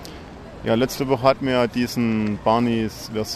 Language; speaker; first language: German; native; German